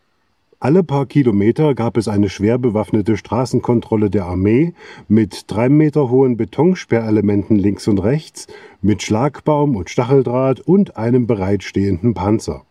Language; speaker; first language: German; native; German